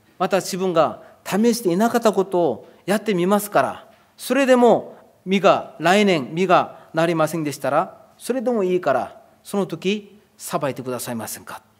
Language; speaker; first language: Japanese; non-native, fluent; Korean